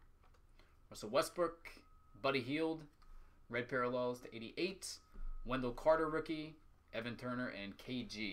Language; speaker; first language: English; native; English